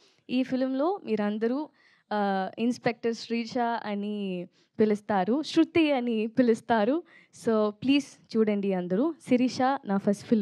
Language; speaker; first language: Telugu; non-native, learner; Tamil